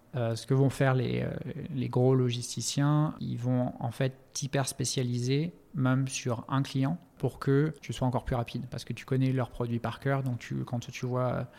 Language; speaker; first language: French; native; French